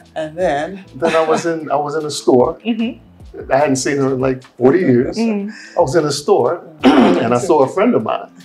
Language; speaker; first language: English; native; English